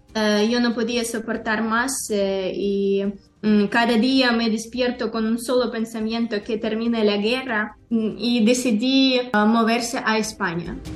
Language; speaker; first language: Spanish; non-native, learner; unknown